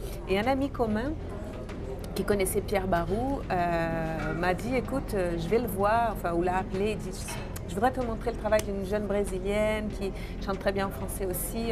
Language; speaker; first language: French; non-native, fluent; Portuguese